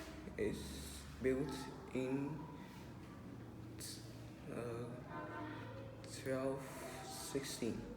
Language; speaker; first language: English; non-native, learner; Vietnamese